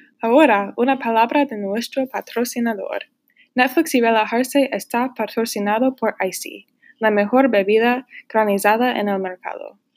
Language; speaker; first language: Spanish; non-native, learner; English